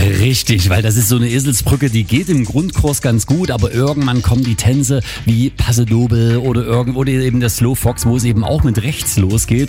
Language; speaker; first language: German; native; German